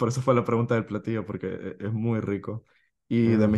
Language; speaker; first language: Spanish; native; Spanish